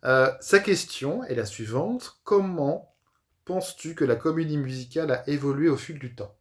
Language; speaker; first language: French; native; French